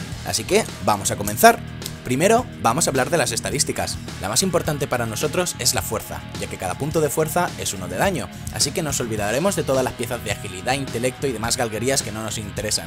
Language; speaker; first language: Spanish; native; Spanish